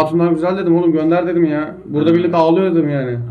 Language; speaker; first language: Turkish; native; Turkish